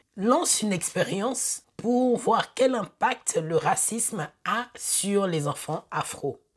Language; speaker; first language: French; native; French